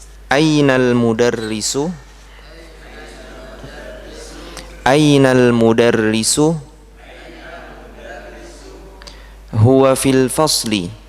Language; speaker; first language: Arabic; non-native, fluent; Indonesian